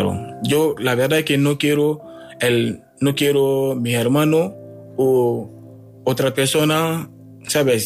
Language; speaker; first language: Spanish; non-native, fluent; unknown